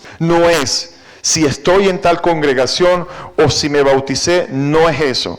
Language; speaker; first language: Spanish; native; Spanish